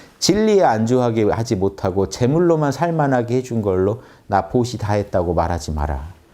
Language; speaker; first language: Korean; native; Korean